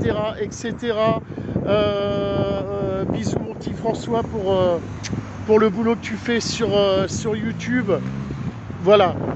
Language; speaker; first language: French; native; French